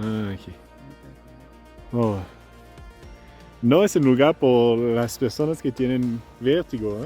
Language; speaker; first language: Spanish; non-native, learner; French